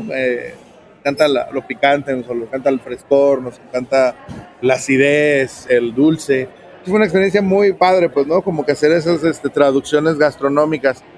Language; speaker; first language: Spanish; native; Spanish